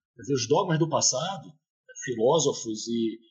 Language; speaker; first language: Portuguese; native; Portuguese